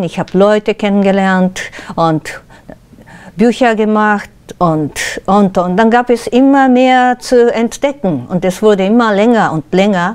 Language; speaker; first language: German; non-native, fluent; Japanese